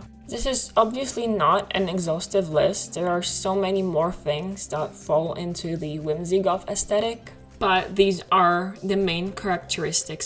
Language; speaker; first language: English; non-native, fluent; Polish